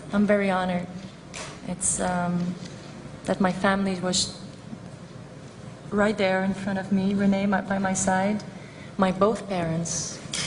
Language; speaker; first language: English; non-native, fluent; French